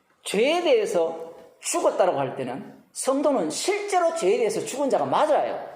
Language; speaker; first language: Korean; native; Korean